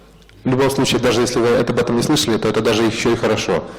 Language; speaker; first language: Russian; native; Russian